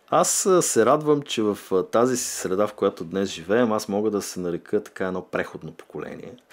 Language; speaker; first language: Bulgarian; native; Bulgarian